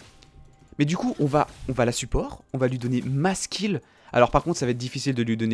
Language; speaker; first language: French; native; French